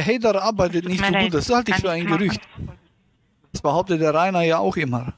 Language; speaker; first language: German; native; German